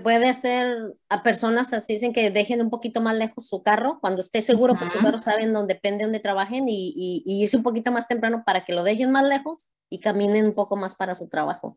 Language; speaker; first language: Spanish; native; Spanish